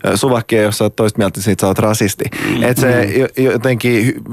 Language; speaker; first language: Finnish; early bilingual, other home language; Persian